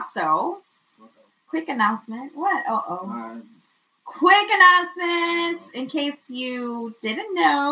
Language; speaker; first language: English; native; English